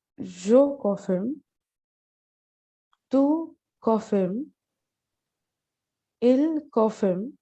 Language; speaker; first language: French; non-native, learner; Bangla